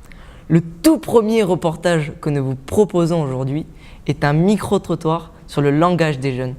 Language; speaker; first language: French; native; French